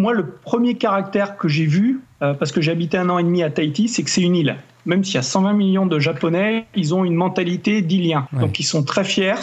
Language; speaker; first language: French; native; French